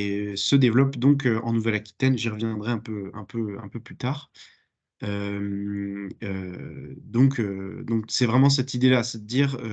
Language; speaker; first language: French; native; French